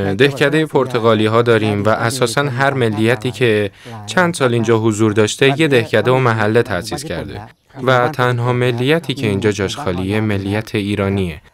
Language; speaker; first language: Persian; non-native, fluent; Thai